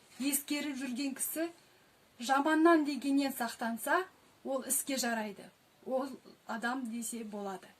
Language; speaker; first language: Kazakh; non-native, local second language; Russian